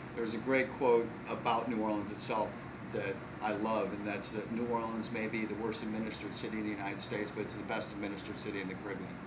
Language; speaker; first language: English; native; English